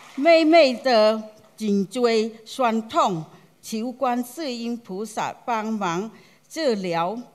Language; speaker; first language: Chinese; non-native, fluent; Khmer